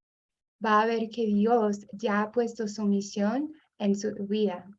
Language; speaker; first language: Spanish; non-native, fluent; English